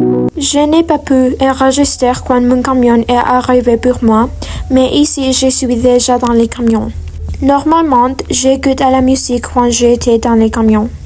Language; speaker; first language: French; non-native, learner; Spanish